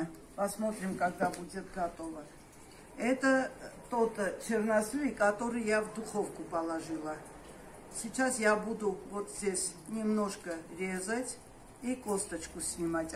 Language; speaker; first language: Russian; non-native, fluent; Armenian